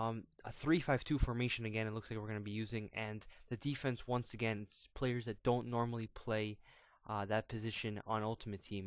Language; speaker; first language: English; native; English